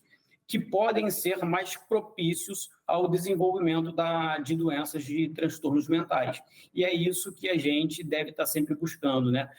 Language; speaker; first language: Portuguese; native; Portuguese